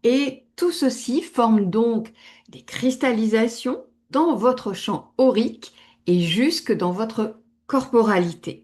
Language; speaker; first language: French; native; French